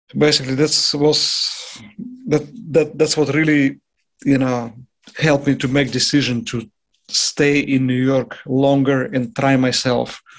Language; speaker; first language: English; non-native, fluent; Russian